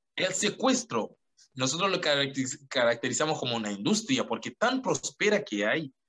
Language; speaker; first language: Spanish; non-native, fluent; Haitian Creole